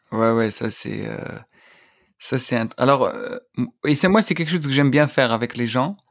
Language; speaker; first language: French; non-native, local second language; Arabic